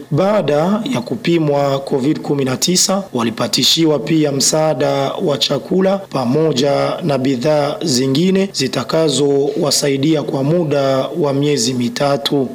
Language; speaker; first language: Swahili; non-native, local second language; Rundi